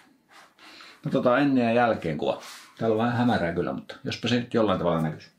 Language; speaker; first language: Finnish; native; Finnish